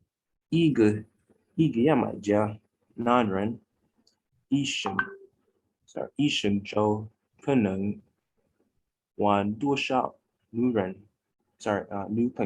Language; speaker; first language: Chinese; non-native, learner; English